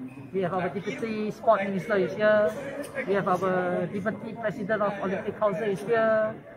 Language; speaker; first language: English; non-native, local second language; Chinese